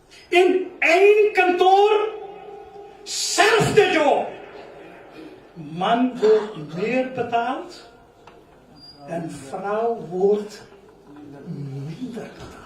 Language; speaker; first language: Dutch; non-native, fluent; Urdu